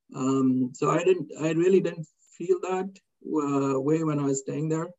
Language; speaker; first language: English; non-native, local second language; Kannada